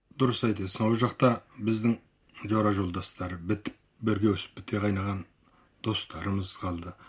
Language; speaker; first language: Kazakh; early bilingual, heritage; Kazakh